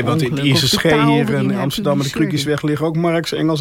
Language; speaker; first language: Dutch; native; Dutch